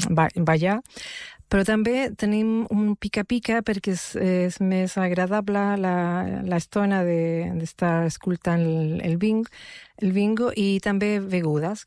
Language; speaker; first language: Catalan; non-native, fluent; Spanish